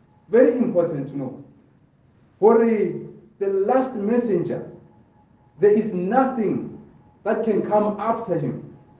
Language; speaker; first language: English; non-native, local second language; Southern Sotho